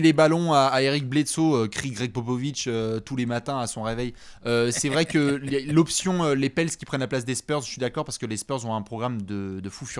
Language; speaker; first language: French; native; French